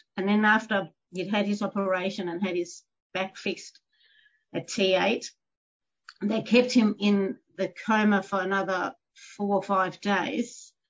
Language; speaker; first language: English; non-native, fluent; Danish